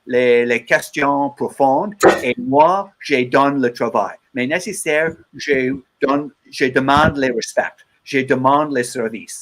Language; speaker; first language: French; non-native, learner; English